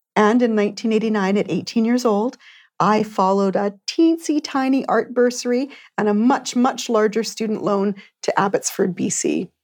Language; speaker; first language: English; native; English